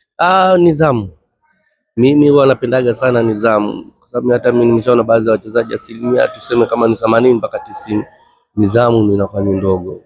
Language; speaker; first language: Swahili; native; Swahili